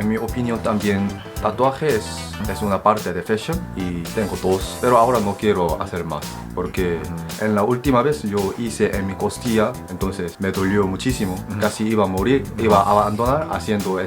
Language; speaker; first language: Spanish; non-native, fluent; Korean